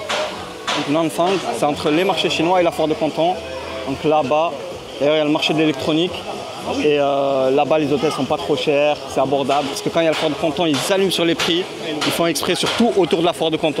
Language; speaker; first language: French; native; French